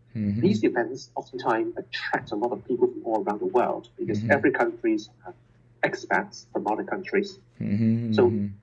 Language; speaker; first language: English; non-native, local second language; Cantonese